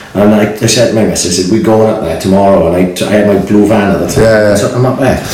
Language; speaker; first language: English; native; English